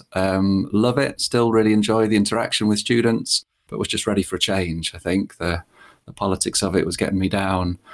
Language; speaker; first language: English; native; English